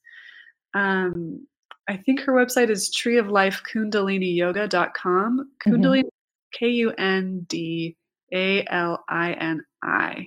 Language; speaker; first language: English; native; English